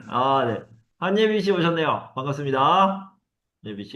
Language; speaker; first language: Korean; native; Korean